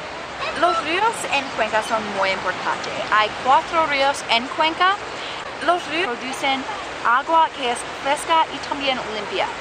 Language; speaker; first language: Spanish; non-native, learner; English